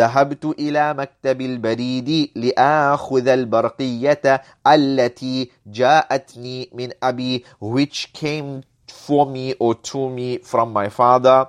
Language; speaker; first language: Arabic; non-native, fluent; English